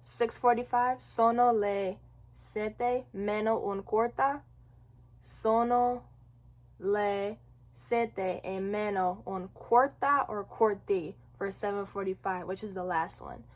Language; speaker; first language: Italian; non-native, learner; English